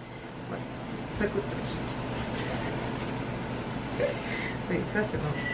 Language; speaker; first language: French; non-native, learner; Russian